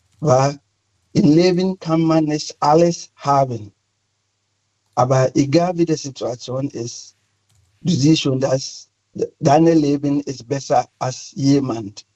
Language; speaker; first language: German; non-native, fluent; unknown